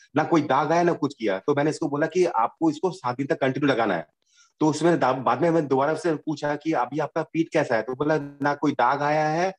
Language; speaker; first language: Hindi; non-native, local second language; Bangla